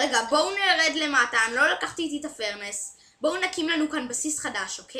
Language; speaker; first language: Hebrew; native; Hebrew